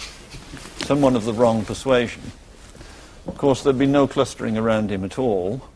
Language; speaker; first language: English; native; English